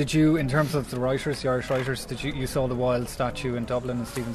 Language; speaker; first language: English; native; English